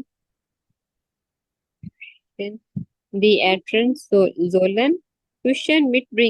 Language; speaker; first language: German; non-native, learner; Urdu